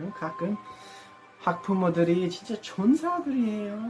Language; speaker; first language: Korean; non-native, learner; English